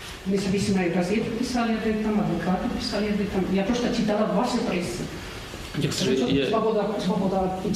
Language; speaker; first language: Russian; non-native, fluent; Spanish